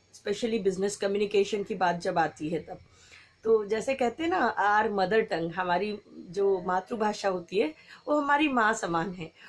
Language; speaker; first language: Hindi; non-native, local second language; Marathi